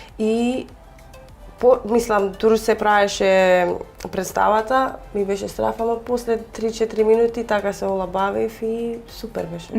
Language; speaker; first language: Macedonian; early bilingual, heritage; Macedonian